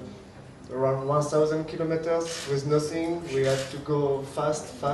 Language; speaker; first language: English; non-native, learner; French